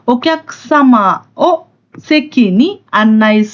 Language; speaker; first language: Japanese; non-native, fluent; Hindi